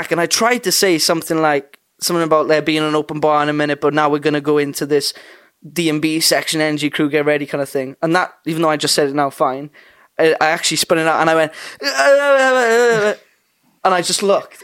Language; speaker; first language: English; native; English